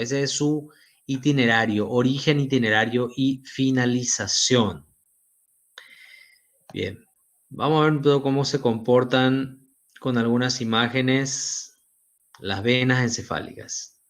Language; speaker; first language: Spanish; native; Spanish